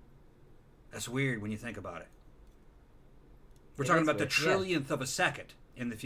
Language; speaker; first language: English; native; English